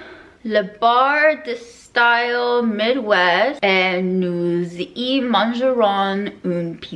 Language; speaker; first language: French; non-native, learner; English